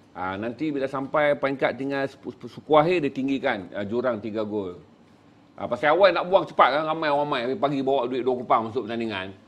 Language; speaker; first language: Malay; native; Malay